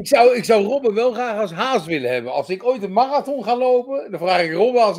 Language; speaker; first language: Dutch; native; Dutch